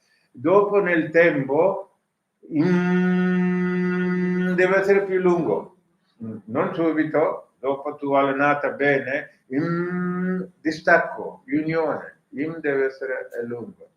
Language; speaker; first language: Italian; non-native, learner; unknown